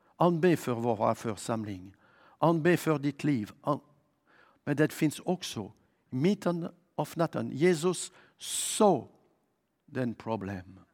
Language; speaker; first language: Swedish; non-native, fluent; French